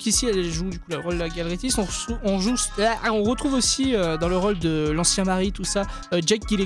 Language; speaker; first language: French; native; French